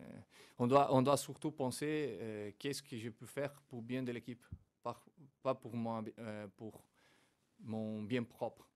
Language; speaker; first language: French; non-native, fluent; Portuguese